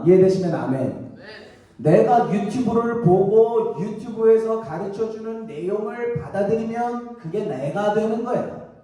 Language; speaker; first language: Korean; native; Korean